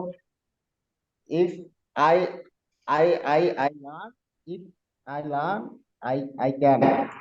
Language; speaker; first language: English; non-native, learner; Bangla